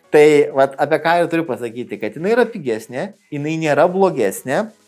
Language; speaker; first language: Lithuanian; native; Lithuanian